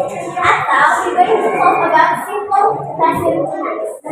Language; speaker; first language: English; non-native, fluent; Indonesian